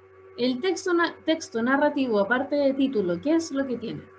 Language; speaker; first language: Spanish; native; Spanish